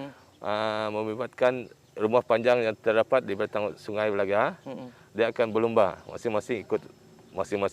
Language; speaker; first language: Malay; non-native, local second language; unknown